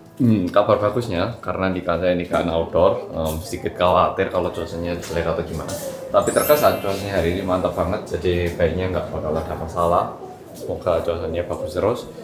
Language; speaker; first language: Indonesian; native; Indonesian